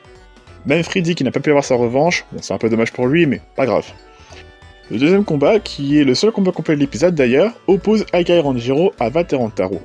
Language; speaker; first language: French; native; French